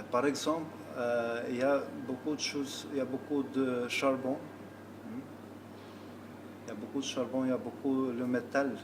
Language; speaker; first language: French; non-native, learner; Albanian